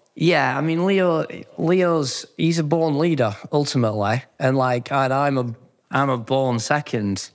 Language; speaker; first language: English; native; English